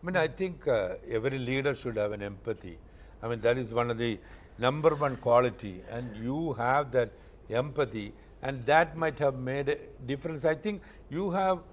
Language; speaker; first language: English; non-native, local second language; Malayalam